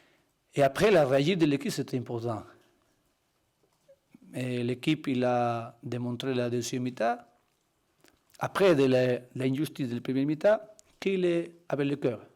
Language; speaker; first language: French; non-native, learner; Spanish